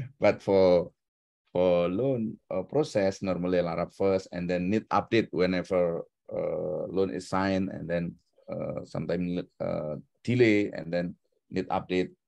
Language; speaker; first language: English; non-native, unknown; Indonesian